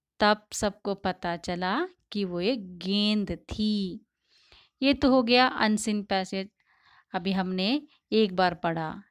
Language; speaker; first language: Hindi; non-native, local second language; Tamil